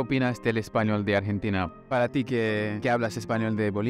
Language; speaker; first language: Spanish; non-native, fluent; English